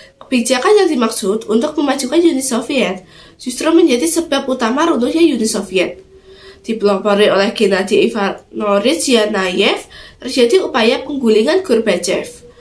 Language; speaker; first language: Indonesian; native; Indonesian